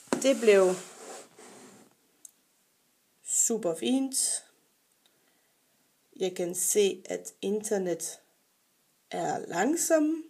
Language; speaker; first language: Danish; non-native, fluent; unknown